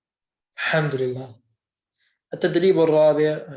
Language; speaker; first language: Arabic; non-native, fluent; English